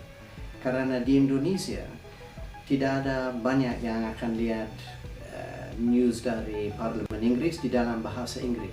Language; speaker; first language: Indonesian; non-native, fluent; English